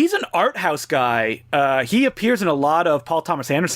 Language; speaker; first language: English; native; English